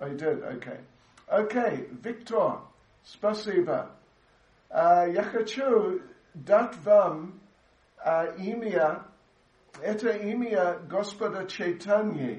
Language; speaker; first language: Russian; non-native, learner; English